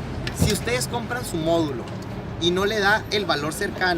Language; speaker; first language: Spanish; native; Spanish